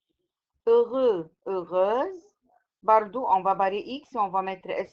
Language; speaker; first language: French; non-native, fluent; Arabic